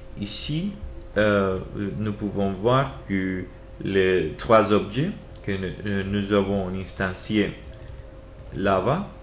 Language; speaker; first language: French; non-native, learner; Spanish